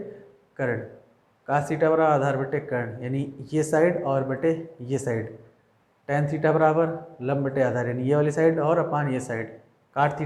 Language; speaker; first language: Hindi; native; Hindi